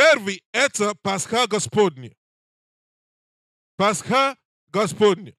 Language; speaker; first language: Russian; non-native, learner; English